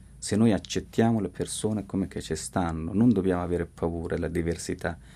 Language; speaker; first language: Italian; non-native, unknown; Persian